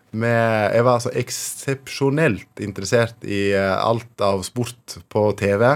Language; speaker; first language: Norwegian; native; Norwegian